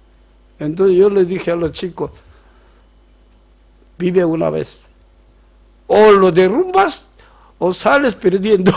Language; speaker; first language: Spanish; non-native, fluent; Korean